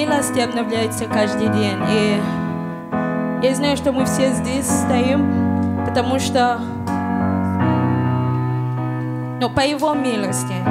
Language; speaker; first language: Russian; non-native, fluent; English